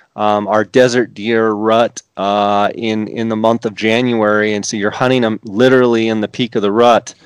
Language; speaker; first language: English; native; English